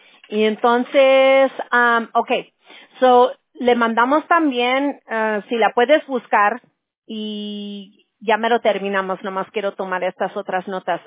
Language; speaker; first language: Spanish; early bilingual, other home language; English